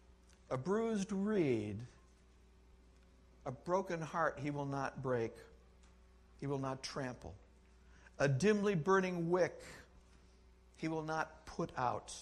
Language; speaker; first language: English; native; English